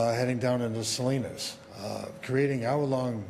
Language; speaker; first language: English; native; English